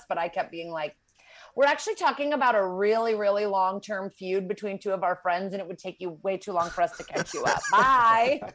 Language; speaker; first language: English; native; English